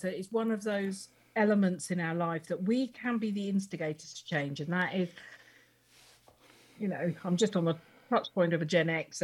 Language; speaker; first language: English; native; English